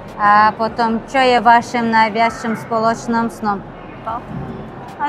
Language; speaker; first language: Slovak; non-native, learner; Azerbaijani